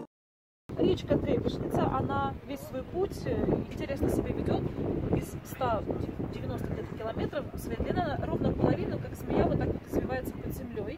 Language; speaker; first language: Russian; native; Russian